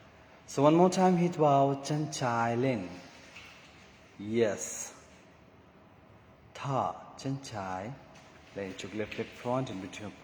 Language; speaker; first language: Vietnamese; non-native, learner; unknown